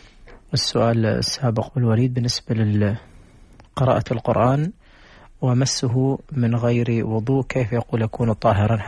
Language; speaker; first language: Arabic; native; Arabic